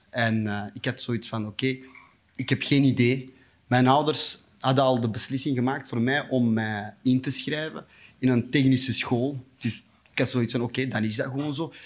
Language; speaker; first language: Dutch; non-native, local second language; Turkish